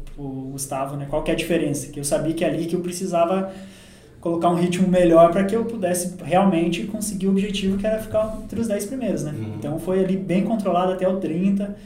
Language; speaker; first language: Portuguese; native; Portuguese